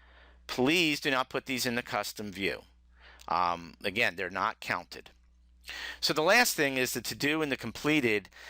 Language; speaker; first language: English; native; English